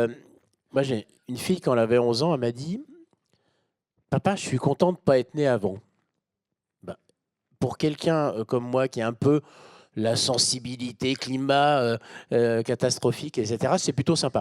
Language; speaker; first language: French; native; French